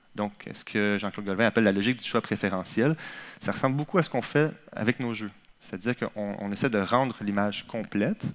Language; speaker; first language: French; native; French